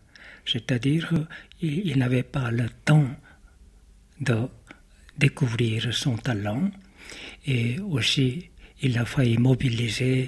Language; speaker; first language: French; non-native, fluent; Korean